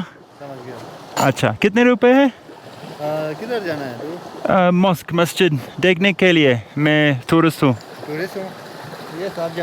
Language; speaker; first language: Hindi; non-native, fluent; English